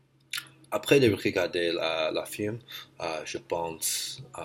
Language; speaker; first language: French; non-native, learner; English